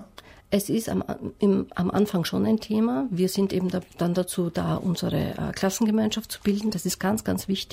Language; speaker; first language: German; native; German